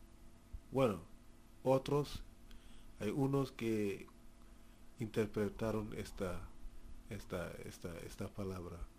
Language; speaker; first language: Spanish; non-native, fluent; Wolof